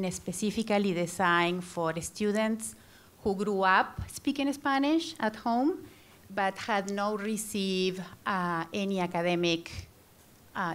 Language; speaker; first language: English; non-native, fluent; Spanish